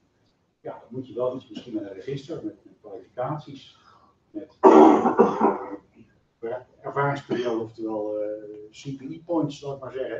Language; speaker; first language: Dutch; native; Dutch